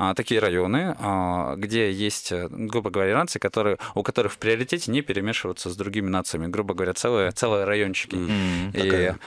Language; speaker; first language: Russian; native; Russian